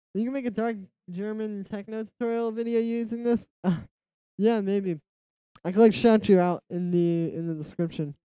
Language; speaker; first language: English; native; English